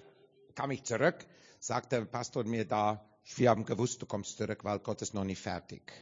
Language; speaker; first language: German; non-native, learner; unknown